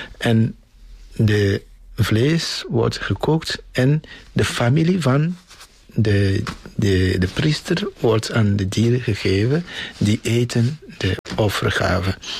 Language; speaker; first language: Dutch; non-native, fluent; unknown